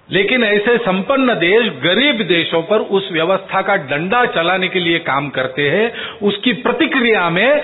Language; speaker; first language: Hindi; non-native, local second language; Marathi